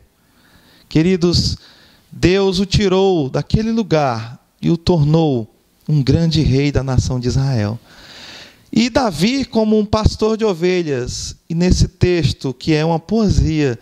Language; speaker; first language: Portuguese; native; Portuguese